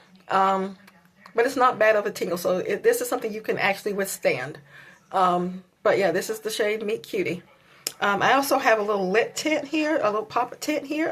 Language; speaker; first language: English; native; English